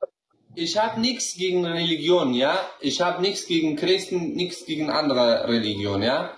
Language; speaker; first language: German; non-native, learner; Central Kurdish